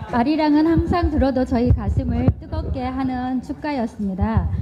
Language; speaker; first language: Korean; native; Korean